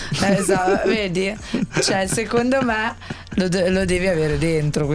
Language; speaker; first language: Italian; native; Italian